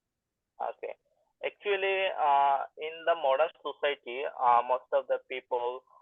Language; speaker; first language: English; non-native, learner; Bangla